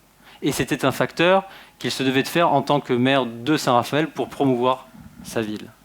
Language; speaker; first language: French; native; French